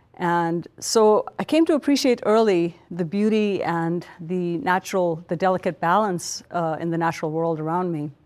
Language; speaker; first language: English; non-native, local second language; Punjabi